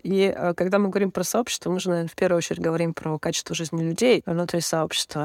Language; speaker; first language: Russian; native; Russian